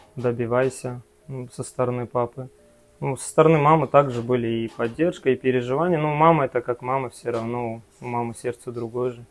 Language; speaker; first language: Russian; non-native, local second language; Kazakh